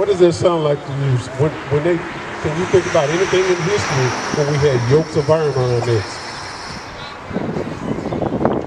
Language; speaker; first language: English; native; English